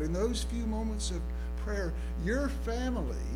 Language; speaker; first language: English; native; English